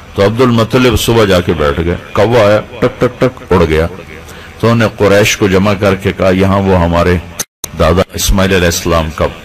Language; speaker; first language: Urdu; non-native, local second language; Punjabi